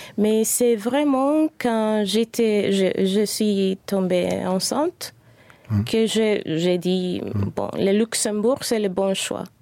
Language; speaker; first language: French; non-native, fluent; Spanish